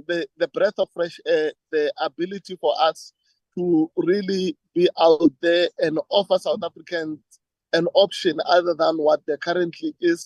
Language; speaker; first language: English; non-native, local second language; Tswana